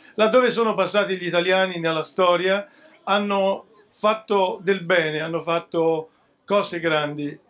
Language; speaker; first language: Italian; native; Italian